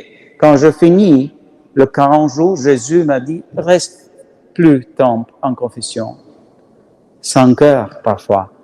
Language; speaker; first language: French; non-native, learner; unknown